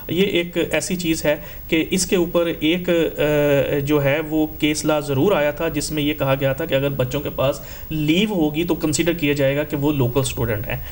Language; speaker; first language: Urdu; non-native, local second language; Punjabi